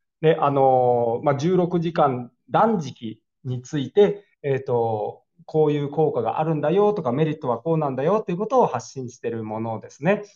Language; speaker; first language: Japanese; native; Japanese